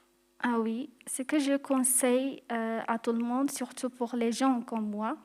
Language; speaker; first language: French; non-native, fluent; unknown